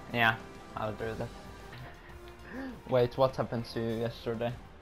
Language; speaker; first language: English; non-native, fluent; Finnish